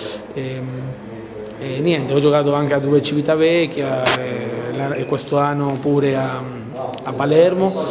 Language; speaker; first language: Italian; non-native, fluent; Spanish